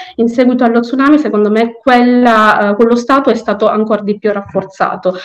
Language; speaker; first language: Italian; native; Italian